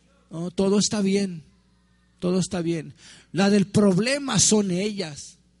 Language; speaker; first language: Spanish; early bilingual, heritage; Spanish